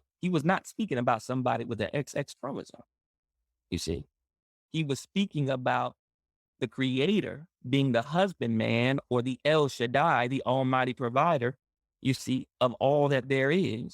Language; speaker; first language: English; native; English